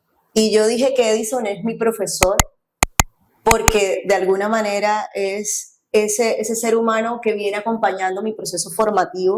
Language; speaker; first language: Spanish; native; Spanish